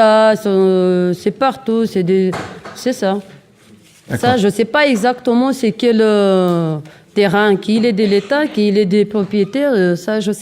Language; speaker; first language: French; non-native, learner; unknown